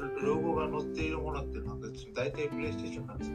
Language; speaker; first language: Japanese; non-native, fluent; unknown